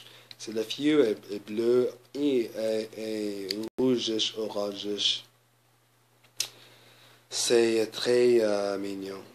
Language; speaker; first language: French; non-native, learner; English